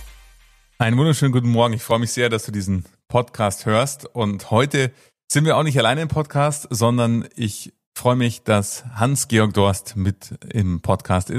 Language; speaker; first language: German; native; German